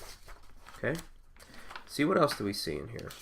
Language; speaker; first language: English; native; English